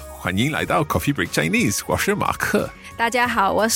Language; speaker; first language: Chinese; non-native, learner; English